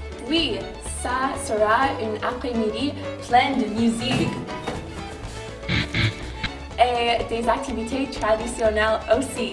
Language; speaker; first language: French; non-native, learner; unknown